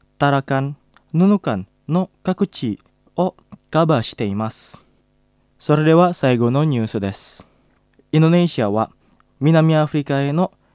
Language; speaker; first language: Japanese; non-native, fluent; Indonesian